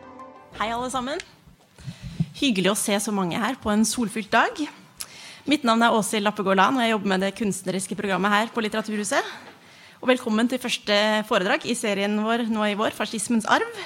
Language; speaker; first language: Norwegian; native; Norwegian